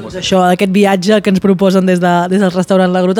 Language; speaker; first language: Catalan; native; Catalan